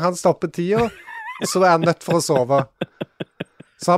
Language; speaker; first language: Norwegian; native; Norwegian